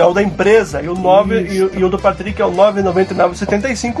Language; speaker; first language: Portuguese; native; Portuguese